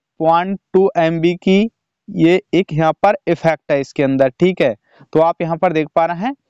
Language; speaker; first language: Hindi; native; Hindi